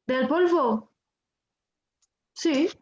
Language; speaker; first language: Spanish; non-native, fluent; French